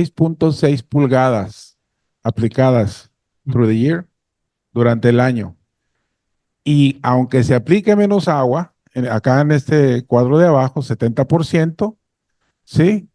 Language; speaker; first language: Spanish; native; Spanish